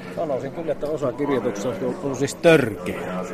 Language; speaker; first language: Finnish; native; Finnish